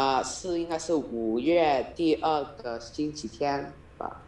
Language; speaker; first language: Chinese; early bilingual, heritage; Chinese